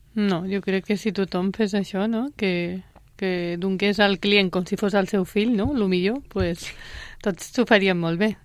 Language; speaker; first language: Catalan; native; Catalan